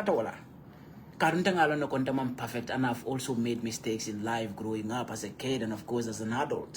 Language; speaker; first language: English; non-native, local second language; Wolof